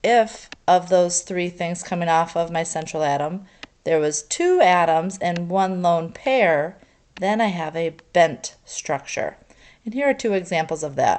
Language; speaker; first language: English; native; English